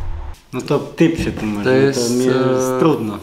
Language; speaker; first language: Polish; non-native, learner; Slovak